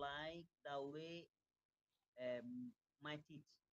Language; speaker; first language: English; non-native, learner; Bangla